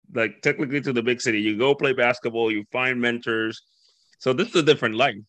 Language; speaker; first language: English; non-native, fluent; Spanish